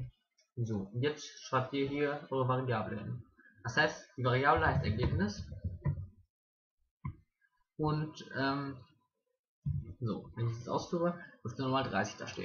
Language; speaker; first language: German; native; German